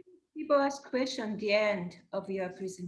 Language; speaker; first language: English; non-native, learner; Japanese